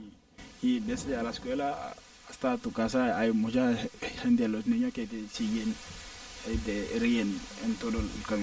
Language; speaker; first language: Spanish; non-native, learner; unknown